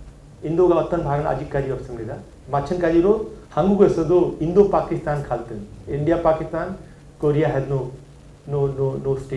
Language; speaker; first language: Korean; non-native, learner; Hindi